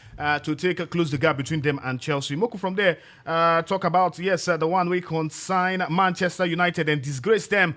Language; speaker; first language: Nigerian Pidgin; native; Nigerian Pidgin